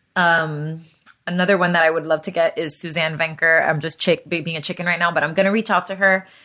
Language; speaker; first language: English; early bilingual, other home language; Spanish